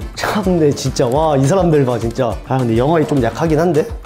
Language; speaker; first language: Korean; native; Korean